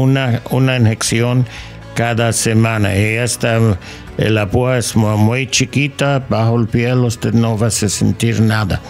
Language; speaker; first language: Spanish; non-native, learner; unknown